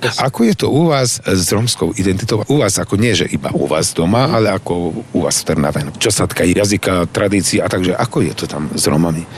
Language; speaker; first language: Slovak; native; Slovak